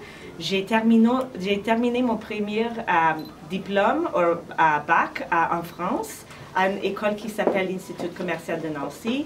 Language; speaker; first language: French; non-native, learner; English